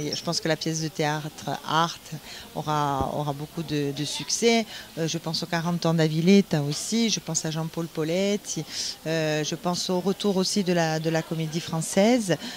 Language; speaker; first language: French; native; French